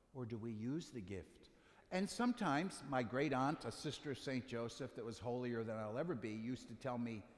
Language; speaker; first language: English; native; English